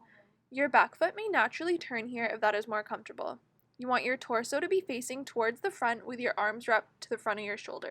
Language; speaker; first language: English; native; English